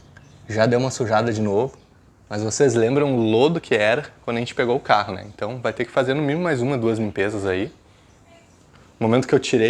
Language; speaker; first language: Portuguese; native; Portuguese